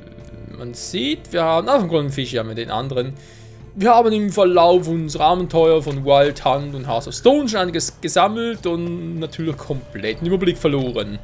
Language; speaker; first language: German; native; German